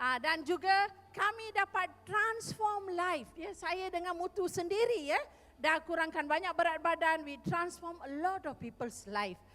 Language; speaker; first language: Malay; non-native, local second language; Tamil